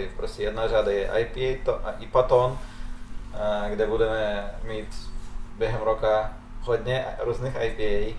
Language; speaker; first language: Czech; non-native, fluent; Russian